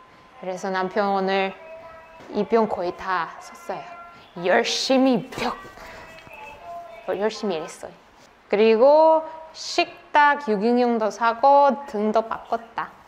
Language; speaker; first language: Korean; non-native, fluent; Russian